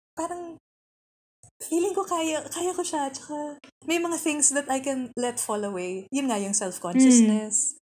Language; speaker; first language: Filipino; native; Filipino